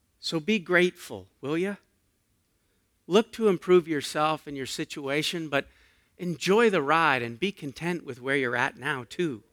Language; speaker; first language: English; native; English